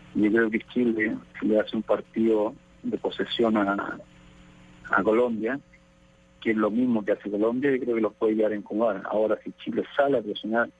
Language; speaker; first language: Spanish; native; Spanish